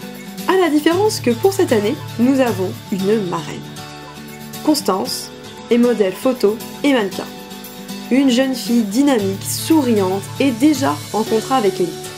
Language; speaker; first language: French; native; French